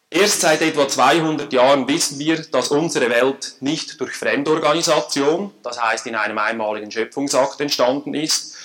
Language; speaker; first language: German; native; German